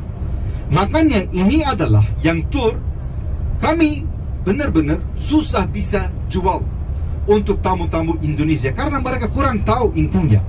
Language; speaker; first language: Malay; non-native, fluent; Turkish